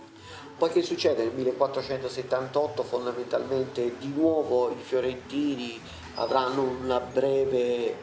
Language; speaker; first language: Italian; native; Italian